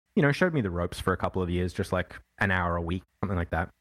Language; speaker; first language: English; native; English